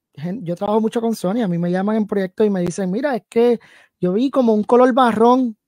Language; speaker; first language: Spanish; early bilingual, heritage; Spanish